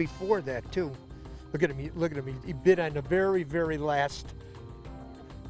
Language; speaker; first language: English; native; English